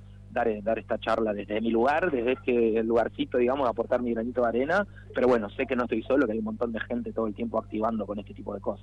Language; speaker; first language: Spanish; native; Spanish